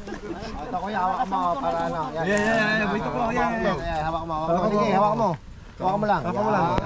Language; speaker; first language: Filipino; native; Filipino